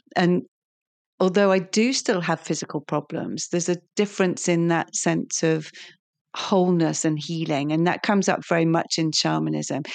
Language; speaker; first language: English; native; English